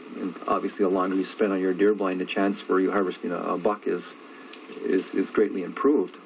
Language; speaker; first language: English; native; English